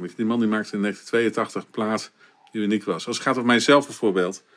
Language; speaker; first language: Dutch; native; Dutch